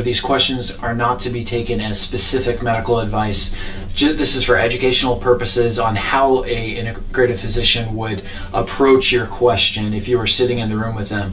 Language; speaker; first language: English; native; English